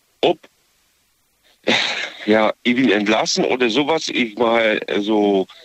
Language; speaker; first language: German; non-native, learner; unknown